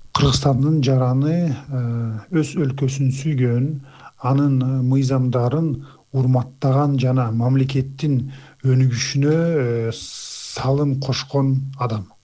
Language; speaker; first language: Kyrgyz; non-native, local second language; Azerbaijani